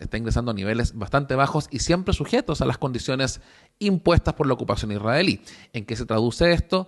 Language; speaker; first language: Spanish; native; Spanish